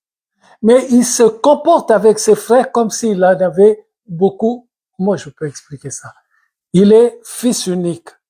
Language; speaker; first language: French; non-native, local second language; Lingala